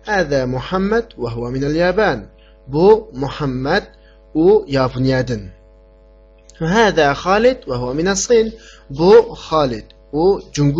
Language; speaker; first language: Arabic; non-native, fluent; Uyghur